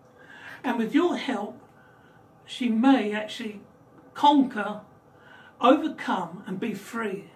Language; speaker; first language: English; native; English